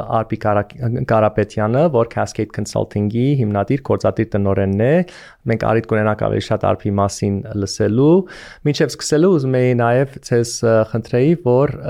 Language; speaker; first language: Armenian; early bilingual, heritage; Armenian